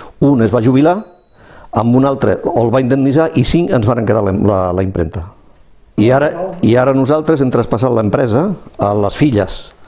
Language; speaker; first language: Catalan; non-native, local second language; Spanish